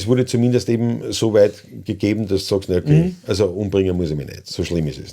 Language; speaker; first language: German; native; German